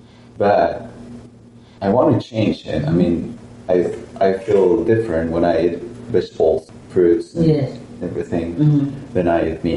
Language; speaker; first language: English; non-native, learner; Spanish